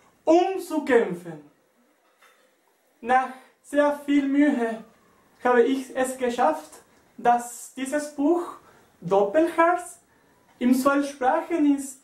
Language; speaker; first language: German; non-native, learner; Spanish